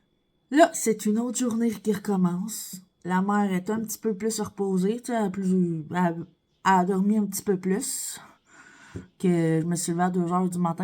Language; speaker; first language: French; native; French